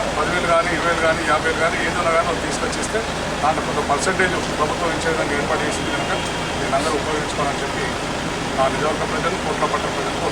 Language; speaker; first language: Telugu; native; Telugu